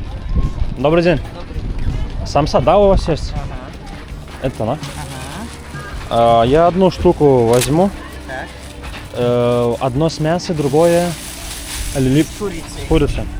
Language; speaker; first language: Russian; non-native, fluent; Lithuanian